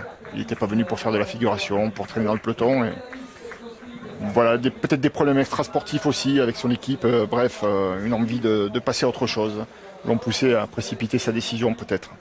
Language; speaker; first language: French; native; French